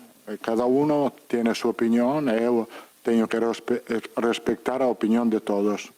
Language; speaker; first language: Portuguese; non-native, fluent; Italian